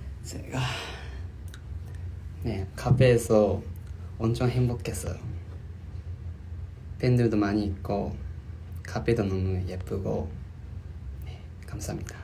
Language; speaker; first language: Korean; non-native, learner; Japanese